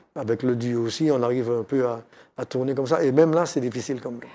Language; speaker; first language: French; native; French